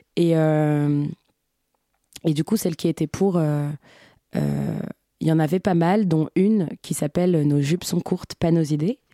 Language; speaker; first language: French; native; French